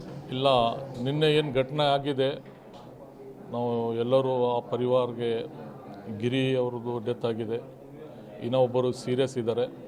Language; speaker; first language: Kannada; non-native, local second language; Urdu